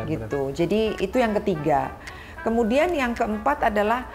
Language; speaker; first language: Indonesian; native; Indonesian